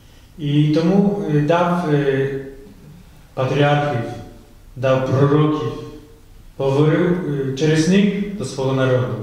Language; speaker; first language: Ukrainian; non-native, fluent; Polish